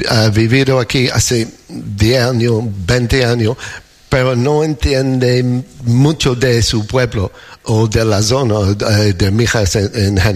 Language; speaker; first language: Spanish; non-native, fluent; English